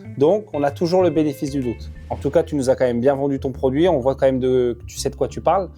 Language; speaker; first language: French; native; French